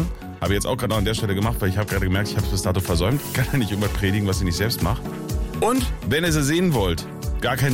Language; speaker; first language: German; native; German